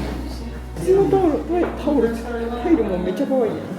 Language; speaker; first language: Japanese; native; Japanese